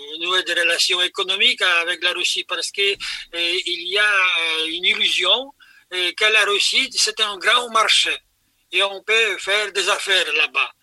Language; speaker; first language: French; non-native, fluent; Polish